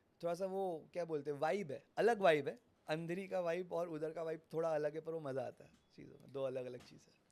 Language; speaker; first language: Hindi; non-native, local second language; Marathi